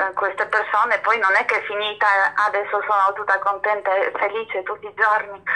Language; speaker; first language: Italian; non-native, fluent; Polish